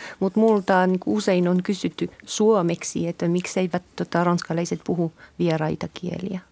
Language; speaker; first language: Finnish; non-native, fluent; French